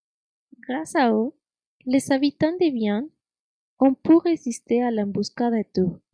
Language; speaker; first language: French; non-native, fluent; Spanish